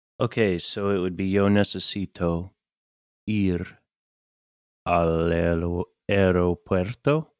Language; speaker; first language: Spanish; non-native, learner; English